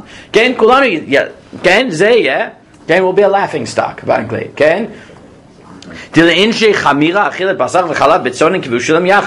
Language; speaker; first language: Hebrew; non-native, fluent; English